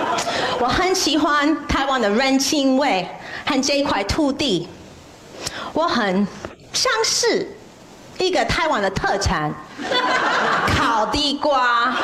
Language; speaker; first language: Chinese; non-native, fluent; English